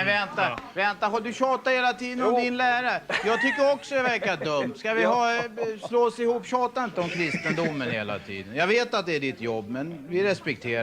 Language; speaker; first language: Swedish; native; Swedish